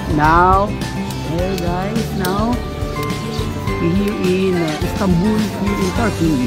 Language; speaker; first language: English; non-native, learner; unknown